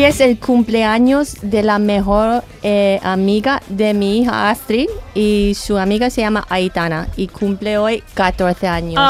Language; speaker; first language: Spanish; non-native, fluent; English